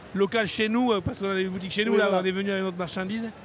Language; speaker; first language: French; native; French